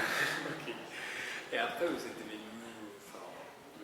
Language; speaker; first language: French; non-native, fluent; Spanish